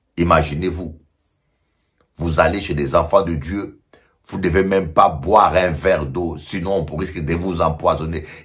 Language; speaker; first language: French; non-native, local second language; Lingala